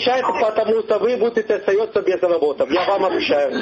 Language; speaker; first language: Russian; non-native, learner; Italian